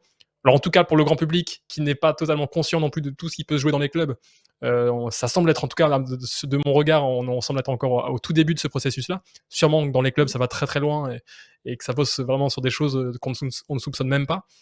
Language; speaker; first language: French; native; French